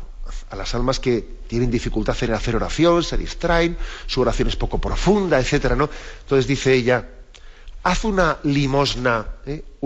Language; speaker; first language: Spanish; native; Spanish